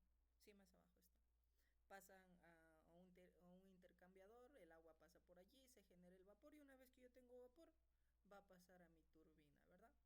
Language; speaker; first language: Spanish; native; Spanish